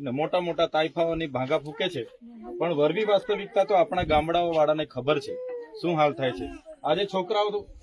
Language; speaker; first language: Gujarati; non-native, local second language; Vasavi